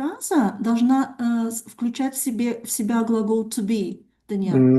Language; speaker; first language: Russian; native; Russian